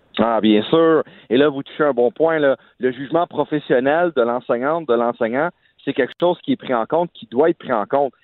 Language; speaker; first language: French; native; French